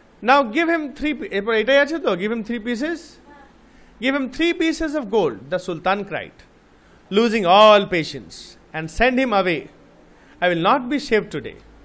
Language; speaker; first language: English; non-native, local second language; Bangla